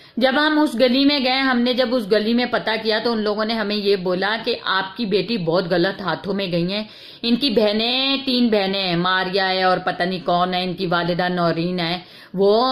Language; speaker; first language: Urdu; native; Urdu